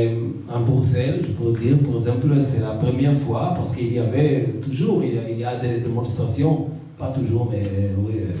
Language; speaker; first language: French; non-native, learner; Hebrew